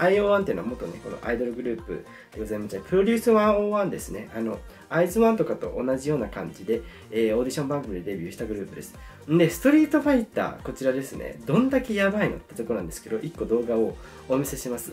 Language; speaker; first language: Japanese; native; Japanese